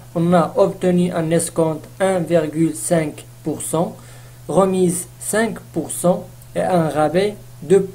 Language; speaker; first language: French; non-native, local second language; Arabic